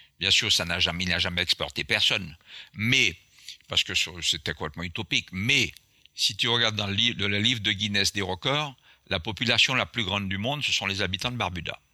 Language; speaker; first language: French; non-native, local second language; Guadeloupean Creole French